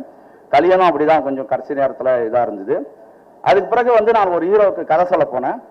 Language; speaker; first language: Tamil; native; Tamil